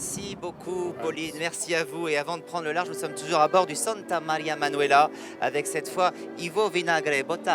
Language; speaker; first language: French; native; French